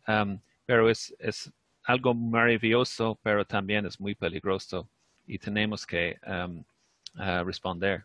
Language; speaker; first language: Spanish; non-native, fluent; English